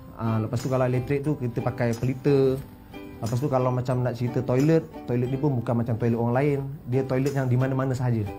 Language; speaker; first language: Malay; native; Malay